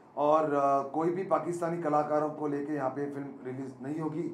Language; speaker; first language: Hindi; non-native, local second language; Marathi